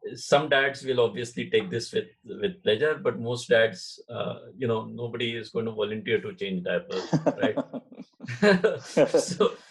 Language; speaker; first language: English; non-native, local second language; Marathi